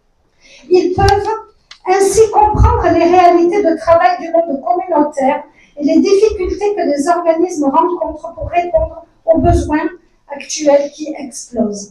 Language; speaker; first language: French; native; French